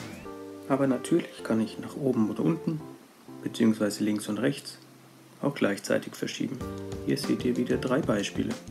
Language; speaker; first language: German; native; German